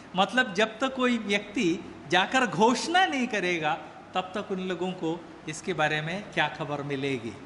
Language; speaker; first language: Hindi; native; Hindi